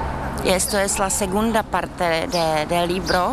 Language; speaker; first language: Spanish; non-native, fluent; Czech